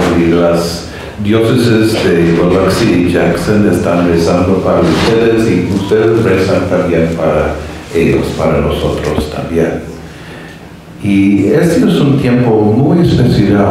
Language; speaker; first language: Spanish; non-native, fluent; English